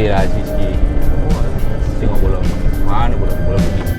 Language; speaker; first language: Malay; native; Malay